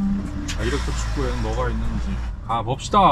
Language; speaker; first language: Korean; native; Korean